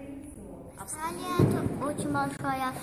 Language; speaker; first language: Russian; early bilingual, heritage; Russian